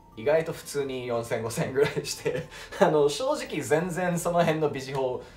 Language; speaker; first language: Japanese; non-native, fluent; English